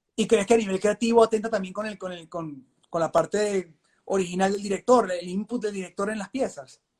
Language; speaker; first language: Spanish; native; Spanish